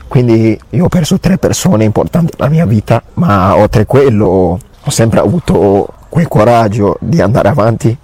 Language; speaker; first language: Italian; non-native, fluent; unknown